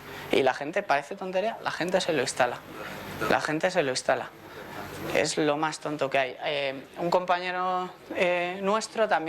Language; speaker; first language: Spanish; native; Spanish